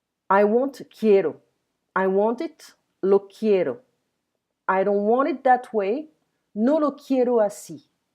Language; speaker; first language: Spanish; non-native, fluent; French